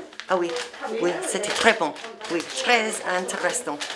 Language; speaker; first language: French; non-native, learner; English